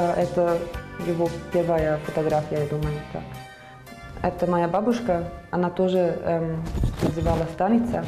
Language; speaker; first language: Russian; non-native, learner; Serbian